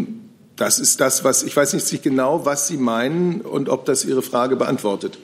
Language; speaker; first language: German; native; German